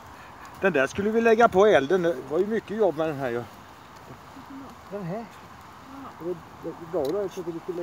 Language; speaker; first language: Swedish; native; Swedish